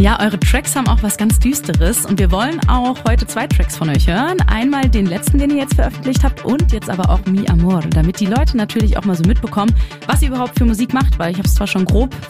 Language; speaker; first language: German; native; German